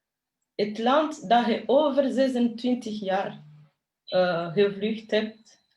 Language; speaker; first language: Dutch; non-native, fluent; Kinyarwanda